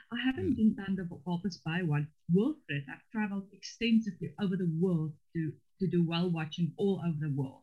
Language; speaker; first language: English; non-native, local second language; Afrikaans